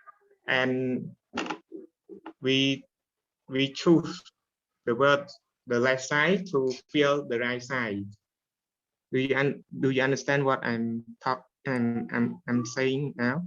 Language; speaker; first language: English; non-native, learner; Khmer